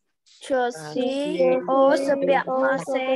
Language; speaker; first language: French; non-native, learner; Khmer